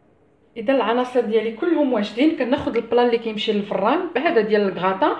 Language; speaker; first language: Arabic; native; Arabic